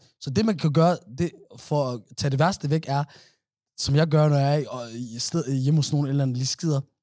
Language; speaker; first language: Danish; native; Danish